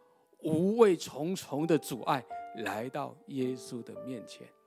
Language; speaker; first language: Chinese; native; Chinese